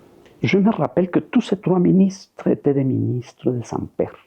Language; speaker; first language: French; non-native, fluent; Spanish